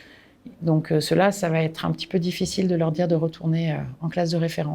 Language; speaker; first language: French; native; French